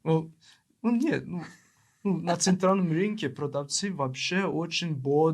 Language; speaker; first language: Russian; non-native, learner; English